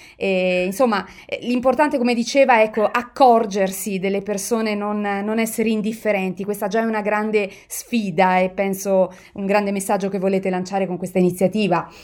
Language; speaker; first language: Italian; native; Italian